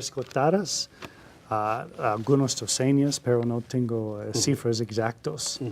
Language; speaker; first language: Spanish; non-native, fluent; English